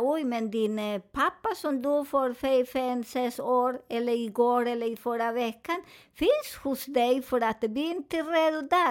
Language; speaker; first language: Swedish; non-native, fluent; Spanish